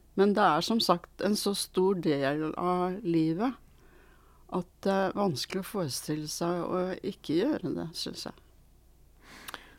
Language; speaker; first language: Norwegian; early bilingual, other home language; Swedish